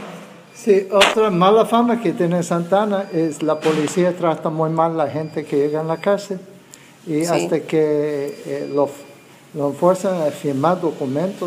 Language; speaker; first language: Spanish; non-native, fluent; English